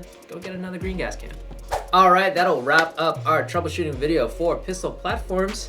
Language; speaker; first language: English; native; English